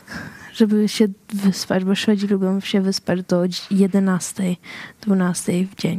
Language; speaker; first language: Polish; early bilingual, heritage; Swedish